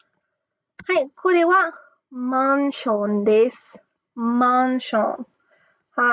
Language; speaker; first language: Japanese; non-native, fluent; English